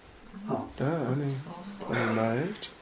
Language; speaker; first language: Russian; non-native, learner; English